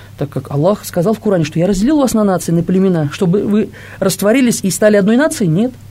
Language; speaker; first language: Russian; non-native, local second language; Tatar